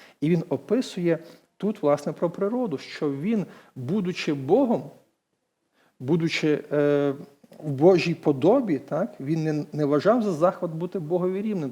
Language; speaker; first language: Ukrainian; native; Ukrainian